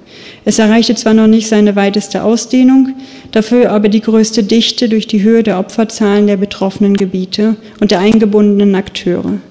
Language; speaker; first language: German; native; German